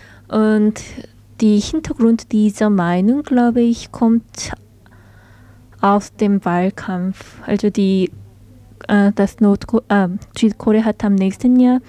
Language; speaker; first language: German; non-native, learner; Korean